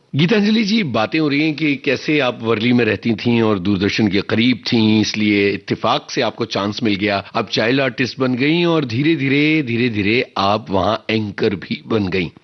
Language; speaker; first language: Hindi; native; Hindi